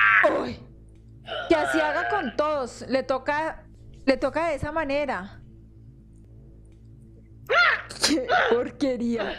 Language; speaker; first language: Spanish; native; Spanish